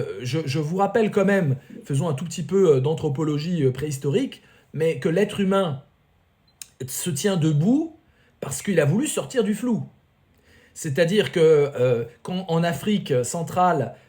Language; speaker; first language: French; native; French